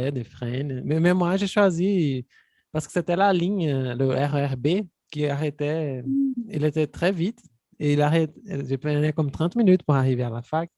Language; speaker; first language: French; non-native, fluent; Portuguese